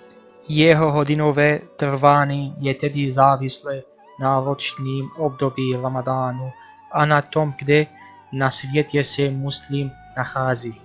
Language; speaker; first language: Czech; non-native, learner; Arabic